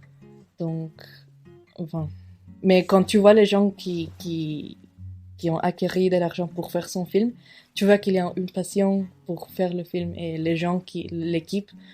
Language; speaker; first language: French; non-native, fluent; Spanish